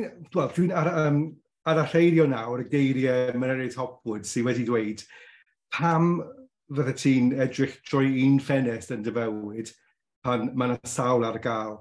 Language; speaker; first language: Welsh; non-native, local second language; English